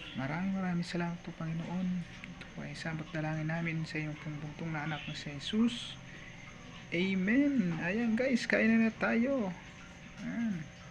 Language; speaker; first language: Filipino; non-native, local second language; Bikol